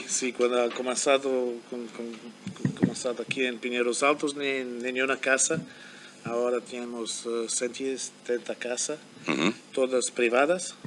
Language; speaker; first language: Spanish; non-native, learner; German